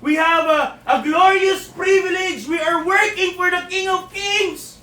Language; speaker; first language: English; non-native, local second language; Filipino